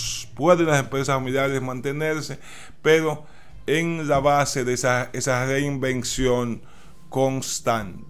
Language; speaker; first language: Spanish; native; Spanish